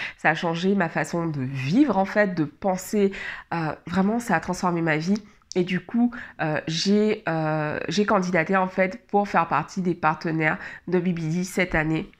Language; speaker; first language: French; native; French